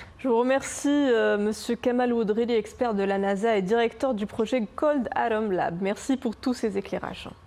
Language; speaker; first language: French; non-native, local second language; Arabic